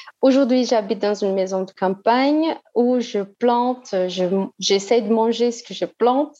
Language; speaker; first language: French; non-native, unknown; Portuguese